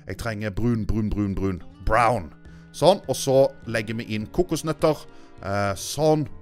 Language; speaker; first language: Norwegian; native; Norwegian